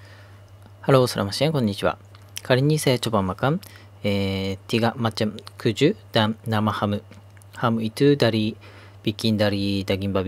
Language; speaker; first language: Indonesian; non-native, learner; Japanese